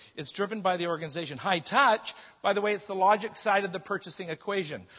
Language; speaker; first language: English; native; English